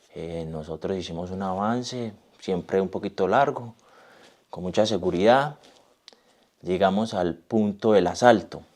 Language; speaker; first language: Spanish; native; Spanish